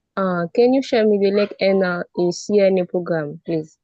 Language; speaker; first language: English; non-native, learner; Haitian Creole